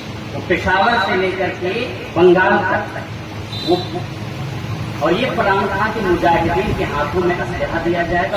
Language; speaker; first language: Urdu; native; Urdu